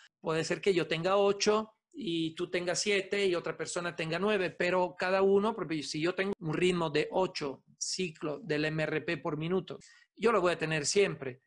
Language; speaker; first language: Spanish; non-native, fluent; Italian